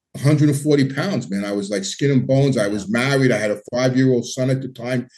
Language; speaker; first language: English; native; English